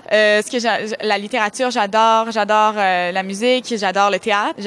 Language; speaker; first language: French; native; French